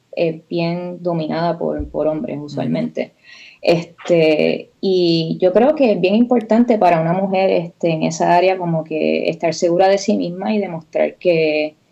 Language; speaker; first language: Spanish; native; Spanish